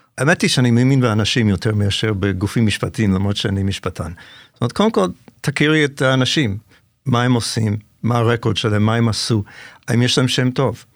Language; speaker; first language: Hebrew; non-native, fluent; English